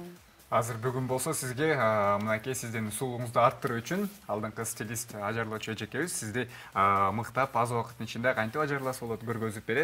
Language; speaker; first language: Kyrgyz; native; Kyrgyz